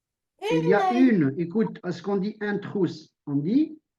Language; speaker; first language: French; non-native, local second language; Arabic